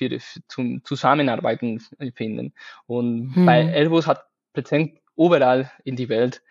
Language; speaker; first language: German; non-native, learner; Spanish